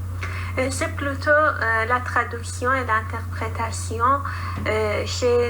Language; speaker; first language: French; non-native, fluent; Persian